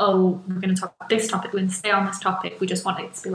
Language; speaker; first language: English; native; English